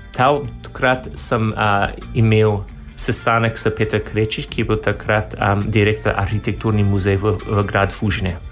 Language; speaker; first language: Slovenian; non-native, fluent; English